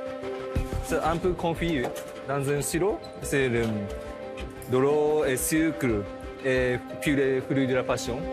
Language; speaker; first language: French; non-native, learner; Japanese